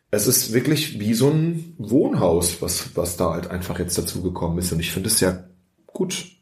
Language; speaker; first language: German; early bilingual, other home language; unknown